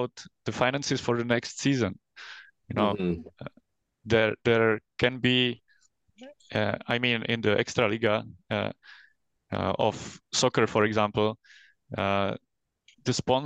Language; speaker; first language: English; non-native, fluent; Czech